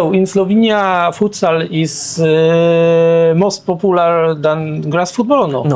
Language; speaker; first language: English; non-native, learner; Polish